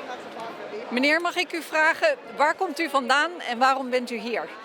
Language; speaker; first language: Dutch; native; Dutch